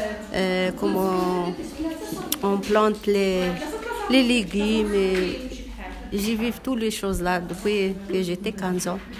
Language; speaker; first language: French; non-native, learner; Arabic